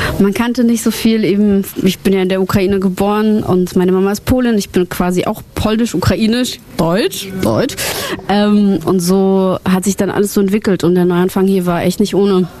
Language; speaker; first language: German; early bilingual, other home language; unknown